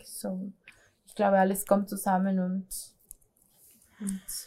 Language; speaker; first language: German; non-native, fluent; Spanish